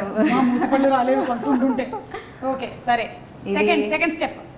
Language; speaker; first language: Telugu; native; Telugu